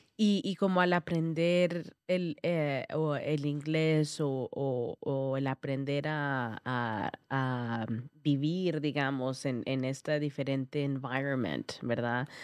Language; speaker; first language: Spanish; early bilingual, heritage; Spanish